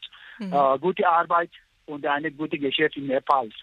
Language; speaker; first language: German; non-native, learner; Nepali